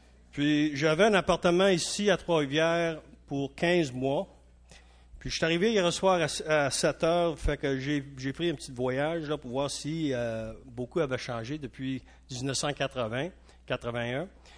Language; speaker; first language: French; non-native, local second language; English